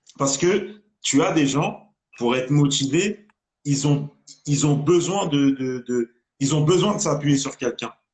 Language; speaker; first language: French; native; French